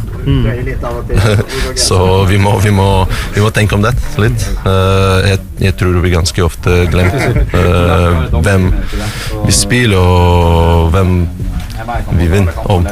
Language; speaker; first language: Norwegian; non-native, learner; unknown